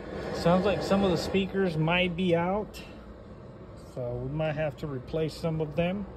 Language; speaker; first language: English; native; English